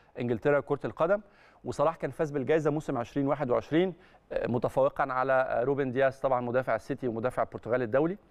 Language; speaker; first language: Arabic; native; Arabic